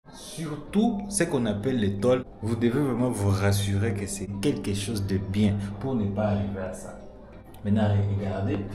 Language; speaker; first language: French; non-native, local second language; Lingala